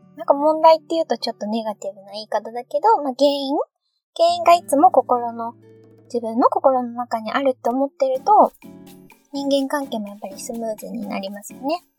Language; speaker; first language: Japanese; native; Japanese